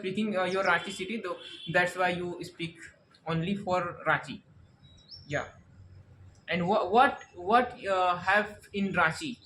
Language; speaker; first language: English; non-native, learner; Hindi